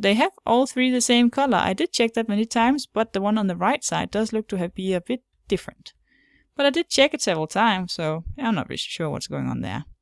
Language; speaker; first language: English; non-native, fluent; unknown